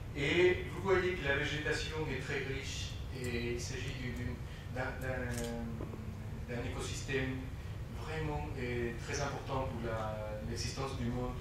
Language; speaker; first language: French; non-native, fluent; Spanish